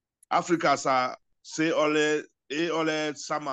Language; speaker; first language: Finnish; non-native, learner; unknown